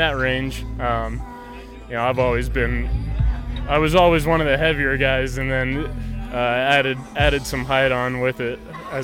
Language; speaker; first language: English; native; English